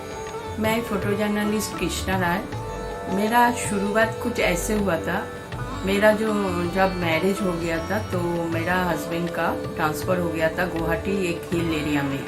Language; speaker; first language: Hindi; non-native, local second language; Bangla